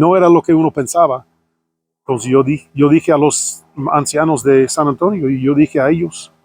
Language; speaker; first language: Spanish; non-native, fluent; English